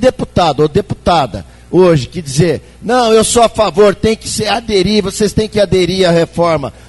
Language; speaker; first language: Portuguese; native; Portuguese